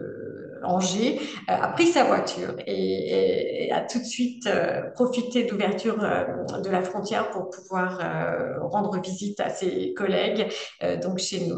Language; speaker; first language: French; non-native, fluent; German